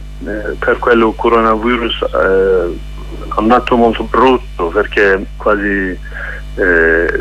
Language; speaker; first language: Italian; non-native, learner; Kurdish